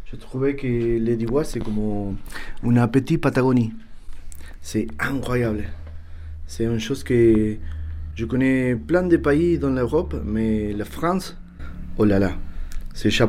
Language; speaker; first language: French; non-native, learner; Spanish